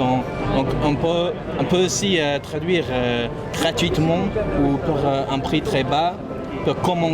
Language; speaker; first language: French; non-native, fluent; English